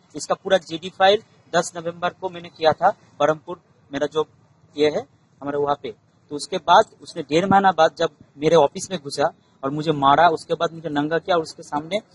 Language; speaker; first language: Hindi; native; Hindi